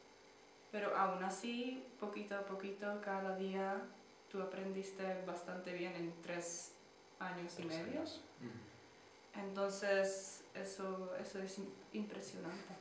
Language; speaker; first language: Spanish; non-native, fluent; Czech